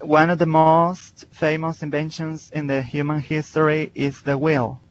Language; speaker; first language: English; non-native, learner; Spanish